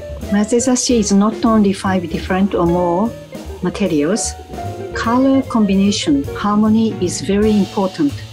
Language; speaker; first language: English; non-native, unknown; Japanese